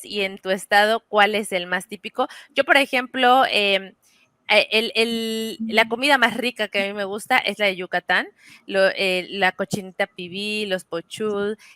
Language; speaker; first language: Spanish; native; Spanish